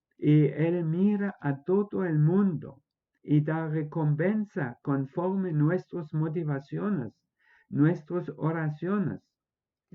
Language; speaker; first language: Spanish; non-native, fluent; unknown